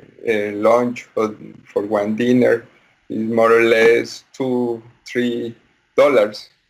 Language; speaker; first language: English; non-native, learner; Spanish